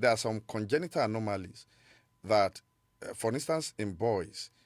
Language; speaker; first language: English; non-native, local second language; Yoruba